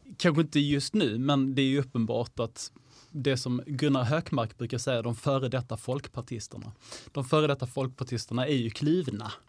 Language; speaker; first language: Swedish; native; Swedish